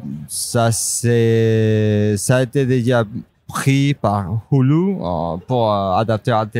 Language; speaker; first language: French; non-native, fluent; Spanish